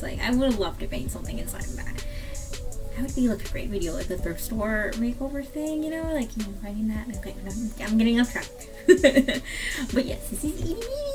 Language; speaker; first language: English; native; English